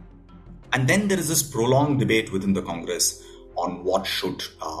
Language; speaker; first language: English; non-native, local second language; Tamil